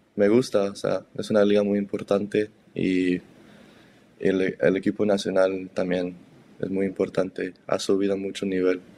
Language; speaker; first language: Spanish; early bilingual, heritage; Spanish